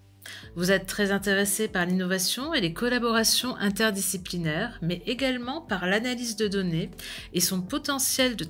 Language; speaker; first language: French; native; French